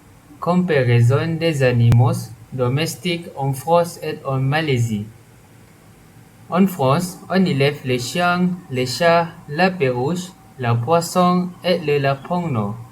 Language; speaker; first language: French; non-native, learner; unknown